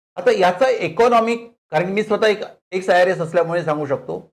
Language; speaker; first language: Marathi; native; Marathi